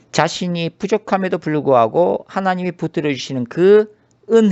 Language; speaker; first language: Korean; native; Korean